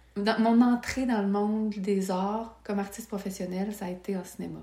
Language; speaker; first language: French; native; French